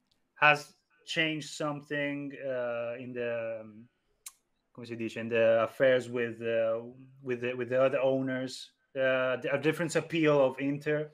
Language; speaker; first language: English; non-native, fluent; Italian